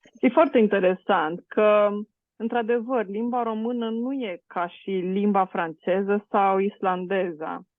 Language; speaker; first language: Romanian; native; Romanian